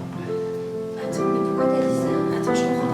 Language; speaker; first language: French; native; French